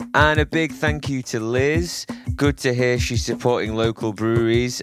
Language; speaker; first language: English; native; English